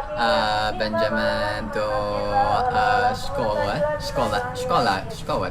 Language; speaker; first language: Polish; non-native, learner; Indonesian